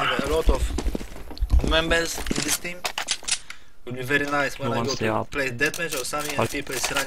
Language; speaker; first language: English; non-native, learner; Polish